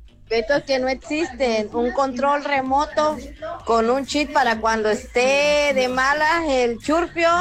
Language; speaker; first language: Spanish; native; Spanish